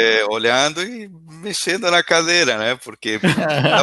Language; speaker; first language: Portuguese; non-native, fluent; Spanish